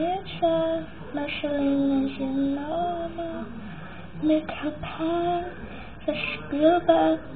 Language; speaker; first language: Russian; early bilingual, heritage; Russian